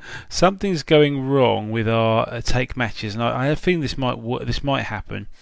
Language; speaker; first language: English; native; English